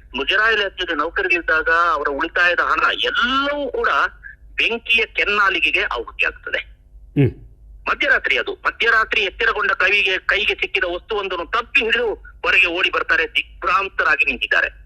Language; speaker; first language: Kannada; non-native, local second language; Kodava